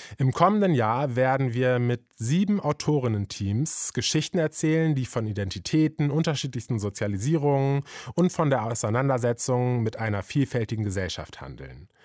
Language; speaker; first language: German; native; German